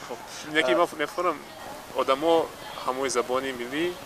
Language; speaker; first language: Persian; non-native, learner; English